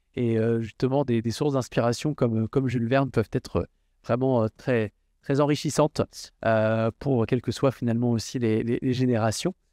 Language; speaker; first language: French; native; French